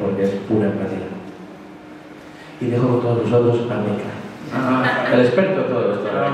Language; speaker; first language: Spanish; native; Spanish